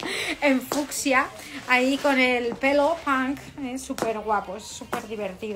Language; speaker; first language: Spanish; native; Spanish